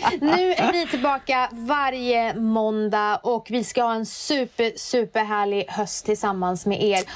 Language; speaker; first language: Swedish; native; Swedish